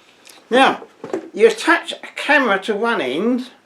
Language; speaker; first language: English; native; English